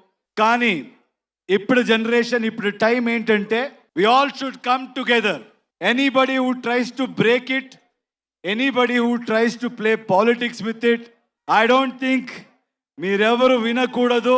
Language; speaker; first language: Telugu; non-native, fluent; Kannada